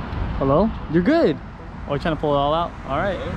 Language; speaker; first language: English; native; English